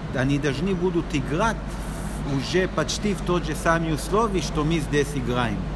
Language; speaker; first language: Russian; non-native, learner; Hebrew